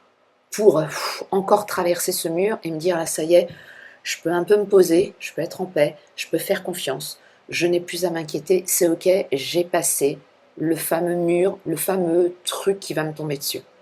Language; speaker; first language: French; native; French